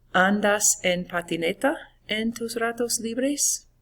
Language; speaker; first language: Spanish; non-native, fluent; English